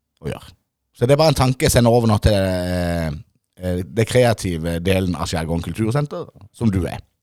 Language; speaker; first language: Norwegian; native; Norwegian